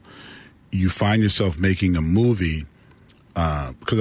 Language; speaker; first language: English; native; English